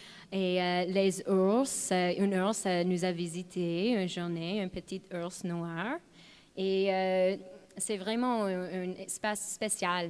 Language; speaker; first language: French; non-native, fluent; English